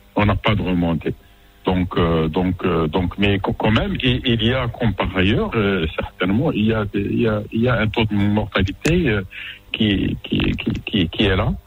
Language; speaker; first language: French; non-native, local second language; Arabic